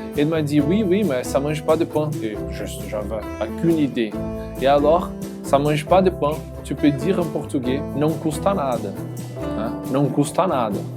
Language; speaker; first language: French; non-native, learner; Portuguese